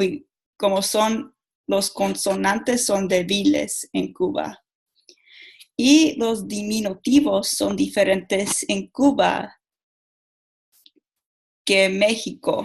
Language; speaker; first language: Spanish; non-native, learner; English